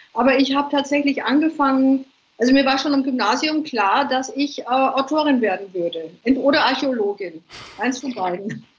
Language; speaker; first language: German; native; German